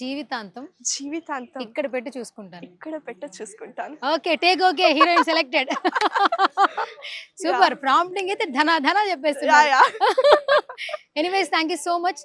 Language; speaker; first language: Telugu; native; Telugu